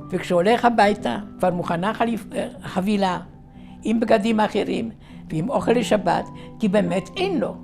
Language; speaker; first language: Hebrew; non-native, fluent; Yiddish